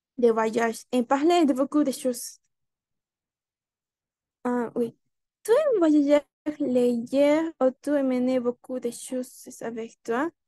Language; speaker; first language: French; non-native, learner; Spanish